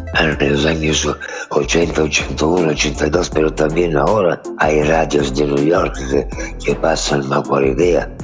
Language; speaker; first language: Spanish; non-native, fluent; Italian